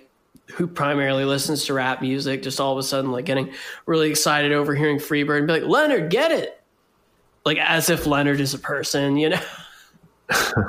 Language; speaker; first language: English; native; English